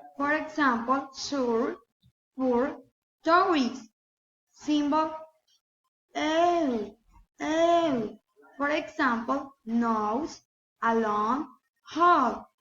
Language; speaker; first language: English; non-native, learner; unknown